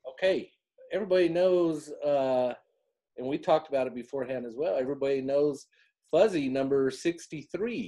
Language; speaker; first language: English; native; English